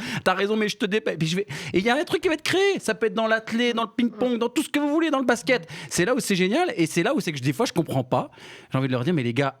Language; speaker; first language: French; native; French